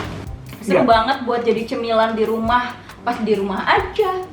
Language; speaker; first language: Indonesian; native; Indonesian